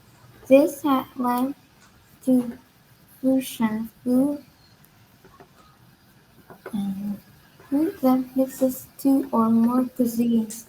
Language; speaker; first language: English; non-native, learner; Vietnamese